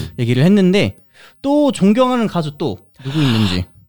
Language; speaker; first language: Korean; early bilingual, other home language; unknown